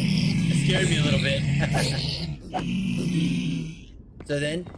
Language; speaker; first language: English; native; English